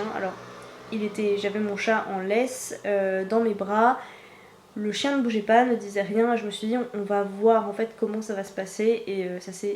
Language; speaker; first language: French; native; French